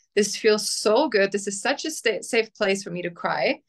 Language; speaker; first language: English; non-native, fluent; German